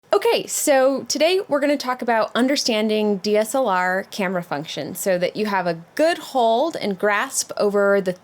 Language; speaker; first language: English; native; English